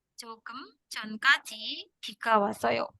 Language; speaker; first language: Korean; non-native, learner; Indonesian